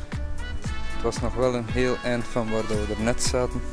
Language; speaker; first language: Dutch; native; Dutch